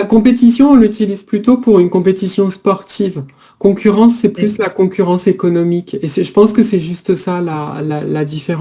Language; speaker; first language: French; native; French